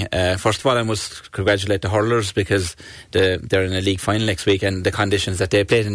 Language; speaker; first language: English; native; English